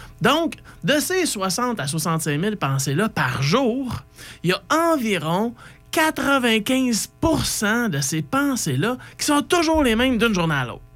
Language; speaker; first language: French; native; French